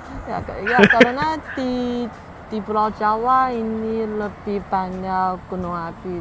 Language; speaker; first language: Indonesian; non-native, learner; Chinese